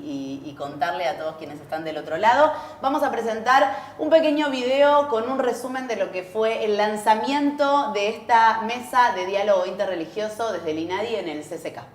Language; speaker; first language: Spanish; native; Spanish